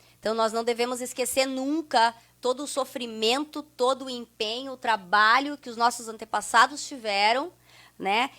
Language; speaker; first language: Portuguese; non-native, local second language; German